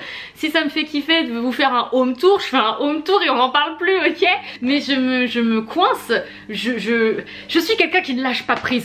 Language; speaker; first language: French; native; French